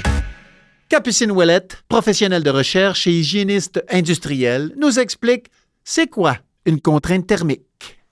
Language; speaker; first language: French; native; French